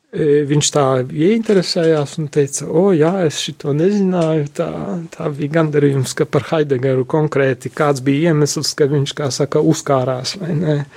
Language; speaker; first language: Latvian; non-native, local second language; Polish